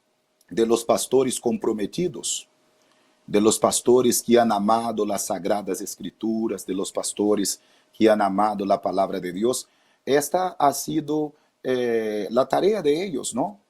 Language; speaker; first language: Spanish; non-native, fluent; Portuguese